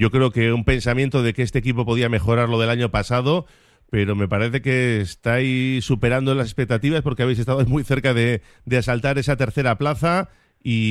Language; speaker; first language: Spanish; native; Spanish